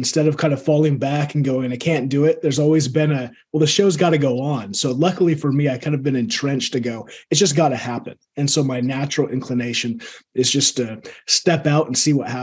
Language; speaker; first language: English; native; English